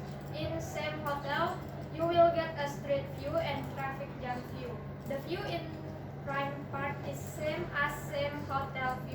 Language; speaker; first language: English; non-native, learner; Indonesian